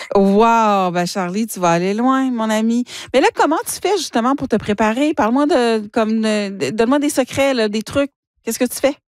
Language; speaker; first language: French; native; French